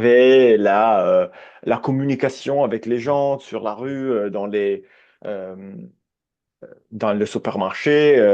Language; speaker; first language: French; non-native, fluent; Italian